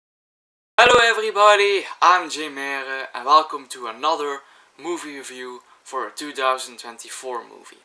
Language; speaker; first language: English; non-native, fluent; Dutch